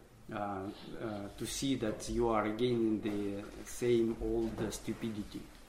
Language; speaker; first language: English; non-native, fluent; Russian